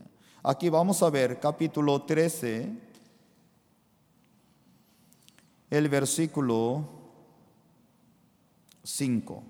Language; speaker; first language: Spanish; non-native, fluent; Korean